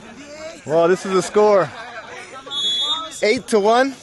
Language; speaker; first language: English; native; English